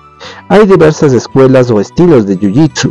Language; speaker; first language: Spanish; native; Spanish